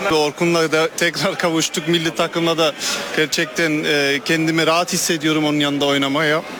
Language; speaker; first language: Turkish; early bilingual, heritage; Turkish